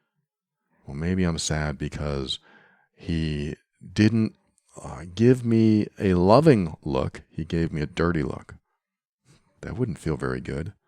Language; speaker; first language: English; native; English